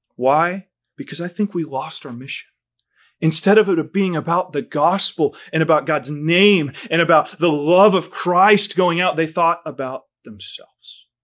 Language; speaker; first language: English; native; English